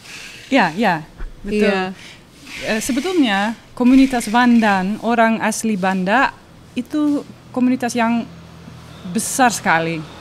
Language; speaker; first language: Indonesian; non-native, learner; Dutch